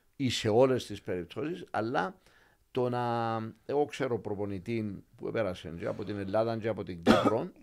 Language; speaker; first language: Greek; native; Greek